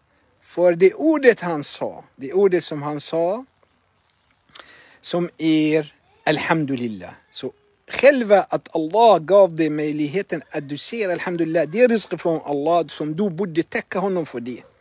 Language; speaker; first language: Swedish; non-native, fluent; Arabic